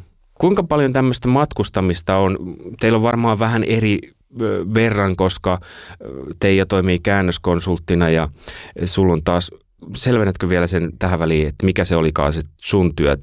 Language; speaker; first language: Finnish; native; Finnish